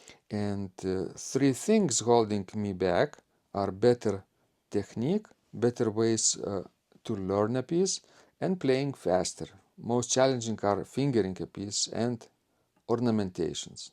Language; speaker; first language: English; non-native, fluent; Lithuanian